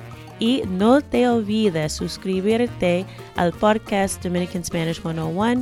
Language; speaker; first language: Spanish; non-native, fluent; English